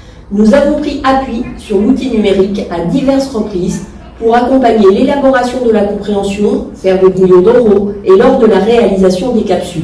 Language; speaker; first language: French; native; French